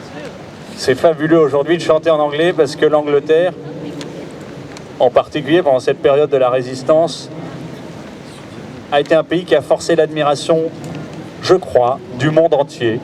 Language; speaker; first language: French; native; French